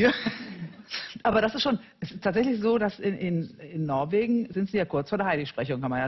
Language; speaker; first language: German; native; German